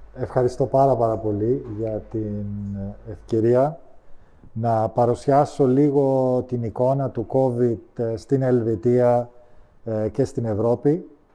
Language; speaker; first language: Greek; early bilingual, heritage; Greek